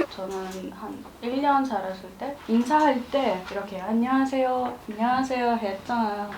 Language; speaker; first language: Korean; non-native, learner; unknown